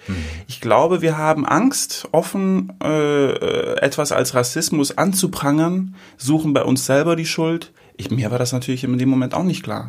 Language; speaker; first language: German; early bilingual, other home language; Greek